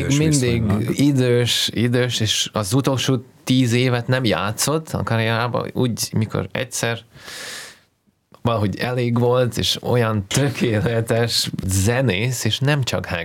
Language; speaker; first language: Hungarian; non-native, fluent; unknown